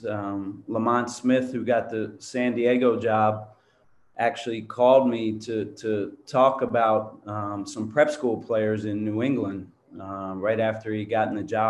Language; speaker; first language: English; native; English